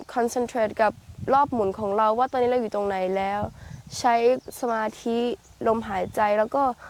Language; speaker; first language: Thai; early bilingual, heritage; Thai